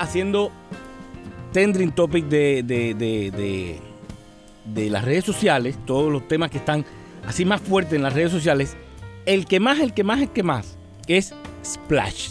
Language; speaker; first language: Spanish; native; Spanish